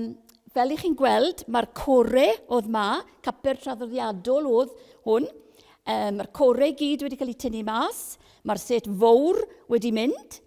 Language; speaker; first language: Welsh; native; Welsh